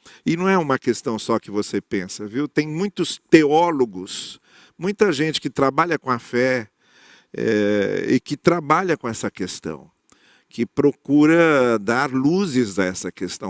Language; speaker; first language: Portuguese; native; Portuguese